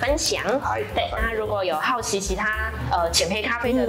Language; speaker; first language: Chinese; native; Chinese